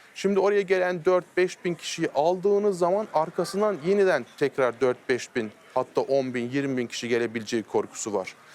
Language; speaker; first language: Turkish; early bilingual, heritage; Turkish